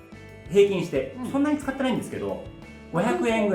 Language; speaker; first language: Japanese; native; Japanese